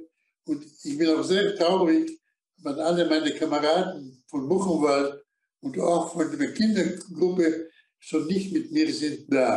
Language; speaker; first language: German; non-native, fluent; Slovak